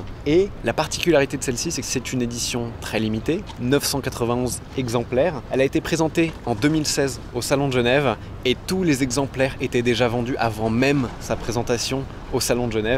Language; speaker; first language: French; native; French